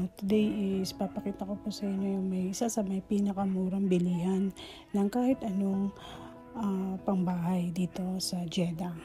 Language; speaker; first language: Filipino; native; Filipino